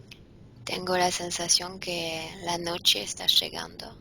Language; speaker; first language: Spanish; non-native, fluent; French